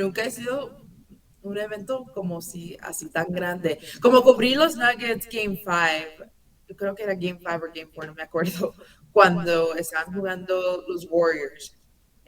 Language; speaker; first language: Spanish; early bilingual, heritage; English